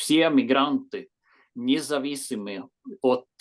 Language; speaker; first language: Russian; non-native, fluent; Swedish